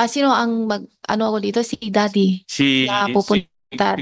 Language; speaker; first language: Filipino; non-native, learner; Chinese